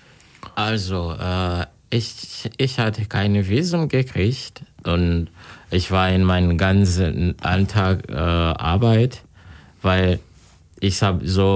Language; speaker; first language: German; non-native, learner; Kinyarwanda